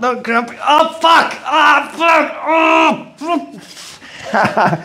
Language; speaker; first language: English; non-native, fluent; Finnish